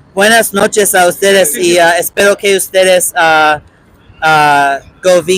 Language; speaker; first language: Spanish; non-native, learner; English